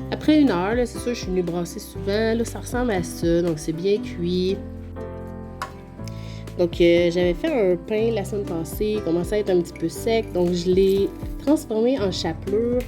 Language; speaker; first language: French; native; French